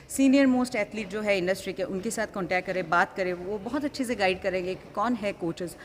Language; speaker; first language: Hindi; non-native, local second language; Assamese